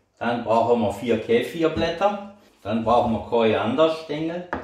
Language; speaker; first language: German; native; German